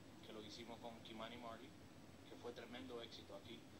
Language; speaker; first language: Spanish; early bilingual, heritage; Spanish